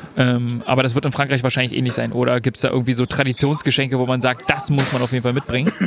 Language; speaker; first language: German; native; German